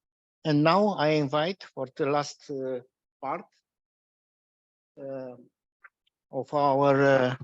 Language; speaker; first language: English; non-native, fluent; Romanian